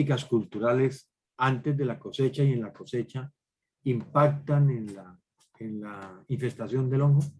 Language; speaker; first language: Spanish; native; Spanish